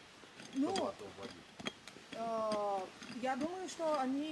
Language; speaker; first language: Russian; non-native, learner; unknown